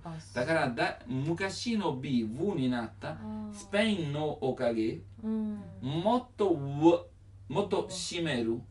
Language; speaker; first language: Japanese; non-native, learner; Italian